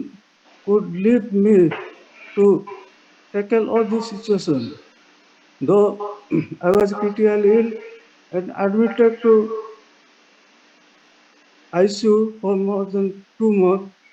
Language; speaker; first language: English; non-native, local second language; Odia